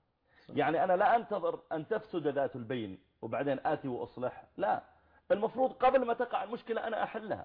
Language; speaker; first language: Arabic; native; Arabic